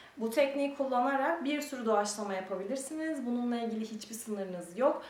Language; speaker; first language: Turkish; native; Turkish